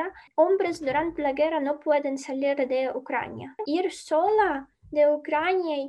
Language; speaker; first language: Spanish; non-native, fluent; Ukrainian